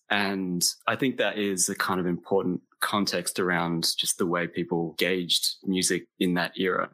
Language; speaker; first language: English; native; English